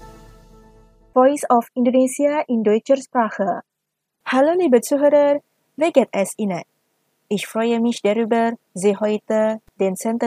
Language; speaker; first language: German; non-native, fluent; Indonesian